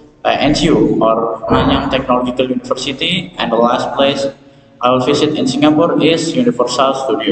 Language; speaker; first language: English; non-native, learner; Indonesian